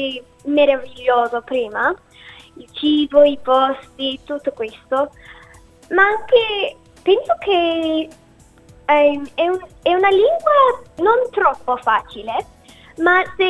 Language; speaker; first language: Italian; non-native, learner; English